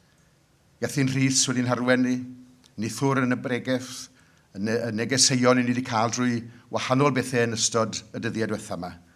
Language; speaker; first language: Welsh; native; Welsh